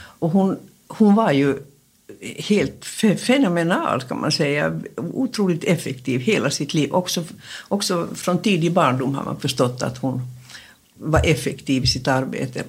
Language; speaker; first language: Swedish; native; Swedish